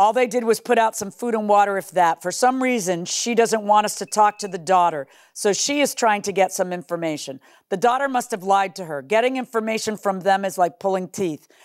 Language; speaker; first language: English; early bilingual, other home language; Spanish